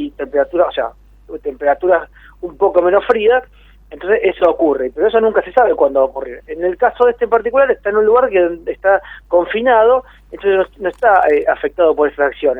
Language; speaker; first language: Spanish; native; Spanish